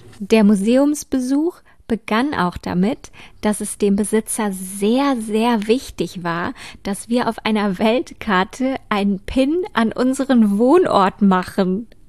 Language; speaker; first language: German; native; German